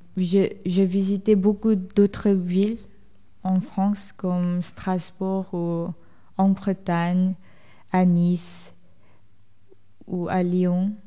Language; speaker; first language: French; non-native, fluent; Korean